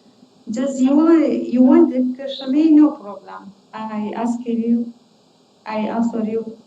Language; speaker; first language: English; non-native, learner; Kurdish